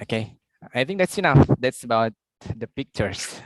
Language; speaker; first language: English; non-native, learner; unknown